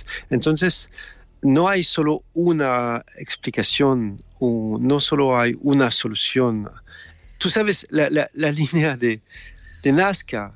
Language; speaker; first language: Spanish; non-native, fluent; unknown